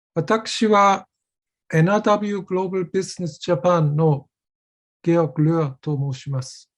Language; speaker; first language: Japanese; non-native, fluent; German